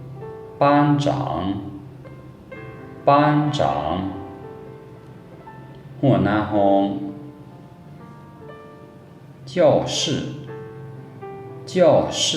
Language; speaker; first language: Chinese; non-native, fluent; Lao